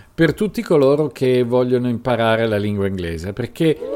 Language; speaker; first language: Italian; native; Italian